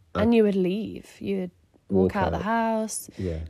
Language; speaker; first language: English; native; English